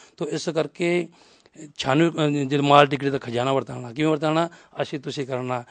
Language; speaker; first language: Punjabi; non-native, local second language; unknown